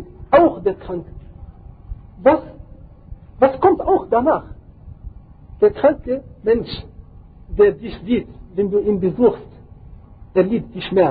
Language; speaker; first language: German; non-native, fluent; Arabic